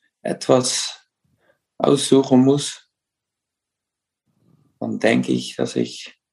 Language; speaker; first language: German; non-native, fluent; Dutch